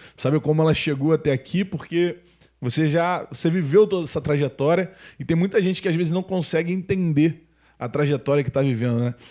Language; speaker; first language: Portuguese; native; Portuguese